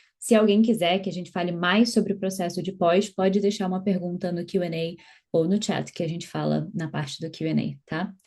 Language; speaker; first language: Portuguese; native; Portuguese